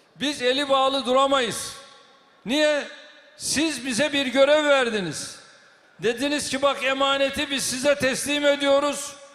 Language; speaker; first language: Turkish; native; Turkish